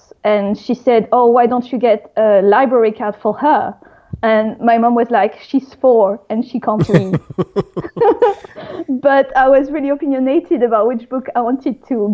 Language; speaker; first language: English; non-native, fluent; French